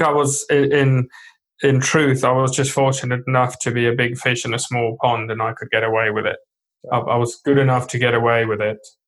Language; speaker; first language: English; non-native, local second language; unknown